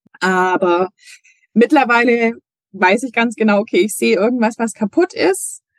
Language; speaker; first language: German; native; German